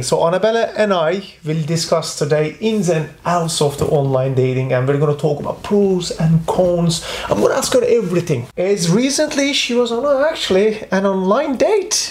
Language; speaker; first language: English; non-native, fluent; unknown